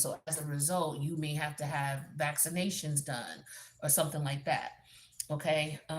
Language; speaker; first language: English; native; English